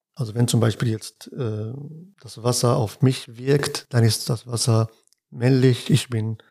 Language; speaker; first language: German; non-native, fluent; Arabic